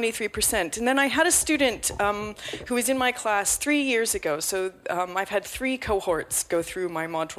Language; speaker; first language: English; native; English